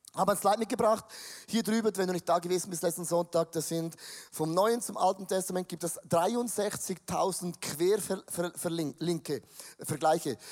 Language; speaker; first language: German; native; German